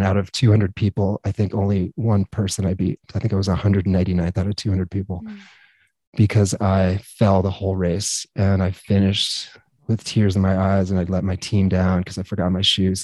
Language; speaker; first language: English; native; English